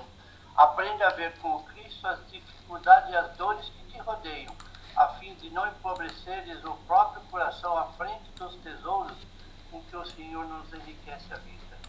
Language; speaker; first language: Portuguese; native; Portuguese